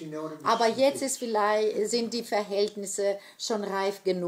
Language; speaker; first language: German; non-native, fluent; Greek